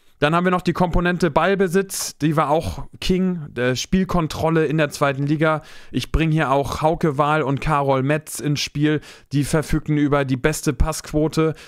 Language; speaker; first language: German; native; German